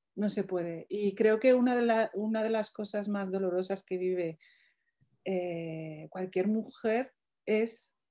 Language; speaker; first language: Spanish; non-native, fluent; Arabic